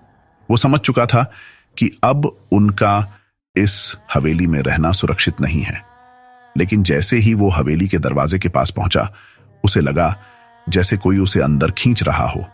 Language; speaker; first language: Hindi; native; Hindi